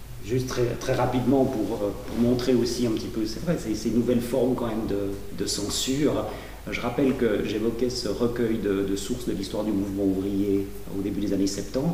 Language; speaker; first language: French; native; French